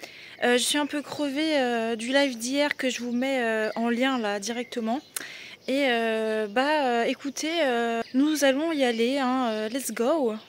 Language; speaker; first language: French; native; French